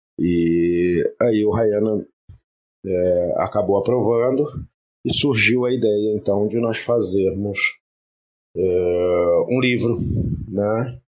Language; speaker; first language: Portuguese; early bilingual, other home language; French